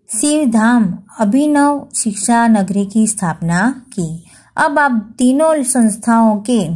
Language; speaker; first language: Hindi; non-native, local second language; Gujarati